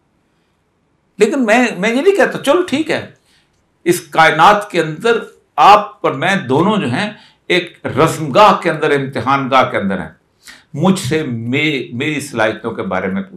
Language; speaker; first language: Urdu; native; Urdu